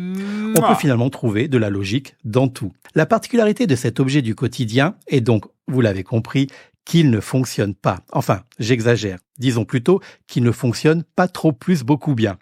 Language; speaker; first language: French; native; French